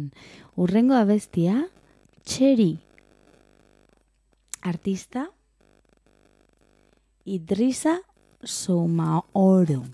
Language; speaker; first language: Basque; non-native, local second language; Spanish